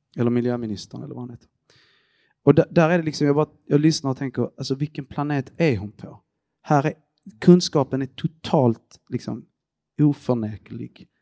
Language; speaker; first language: Swedish; early bilingual, other home language; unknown